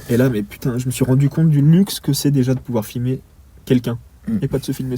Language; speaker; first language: French; native; French